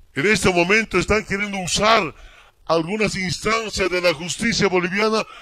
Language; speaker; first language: Spanish; native; Spanish